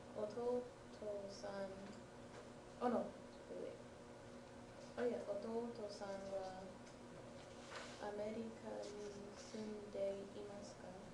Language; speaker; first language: Japanese; non-native, learner; English